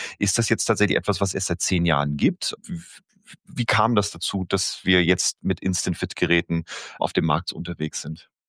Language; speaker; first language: German; native; German